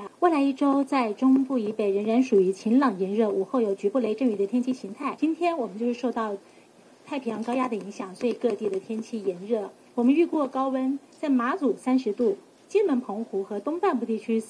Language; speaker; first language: Chinese; native; Chinese